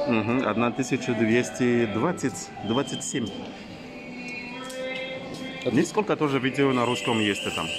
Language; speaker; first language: Russian; non-native, learner; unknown